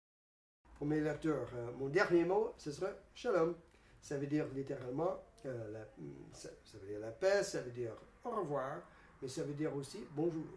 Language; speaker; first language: French; non-native, fluent; English